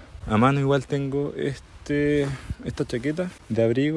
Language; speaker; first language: Spanish; native; Spanish